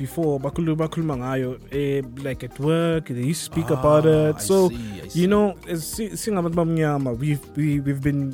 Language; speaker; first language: English; non-native, local second language; Zulu